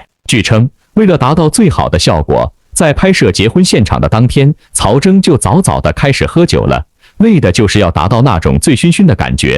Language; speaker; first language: Chinese; native; Chinese